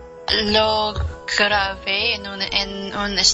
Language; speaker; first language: Spanish; non-native, learner; English